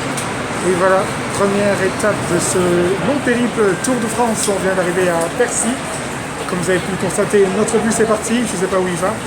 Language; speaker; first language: French; native; French